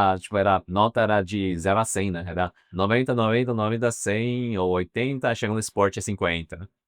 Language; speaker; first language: Portuguese; non-native, fluent; Chinese